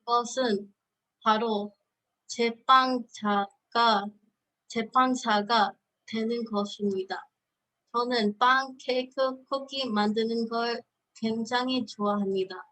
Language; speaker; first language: Korean; early bilingual, heritage; Korean